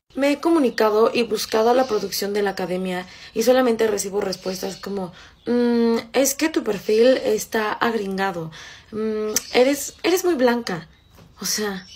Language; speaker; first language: Spanish; native; Spanish